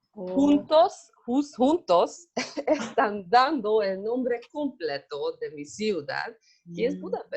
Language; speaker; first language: Spanish; non-native, learner; Hungarian